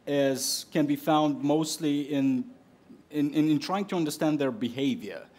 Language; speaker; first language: English; non-native, fluent; Bulgarian